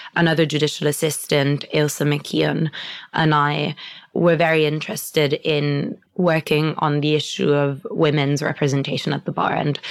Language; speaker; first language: English; non-native, fluent; Italian